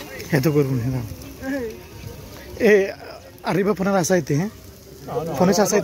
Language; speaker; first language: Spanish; non-native, learner; Bangla